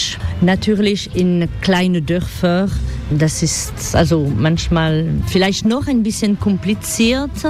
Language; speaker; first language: German; non-native, learner; French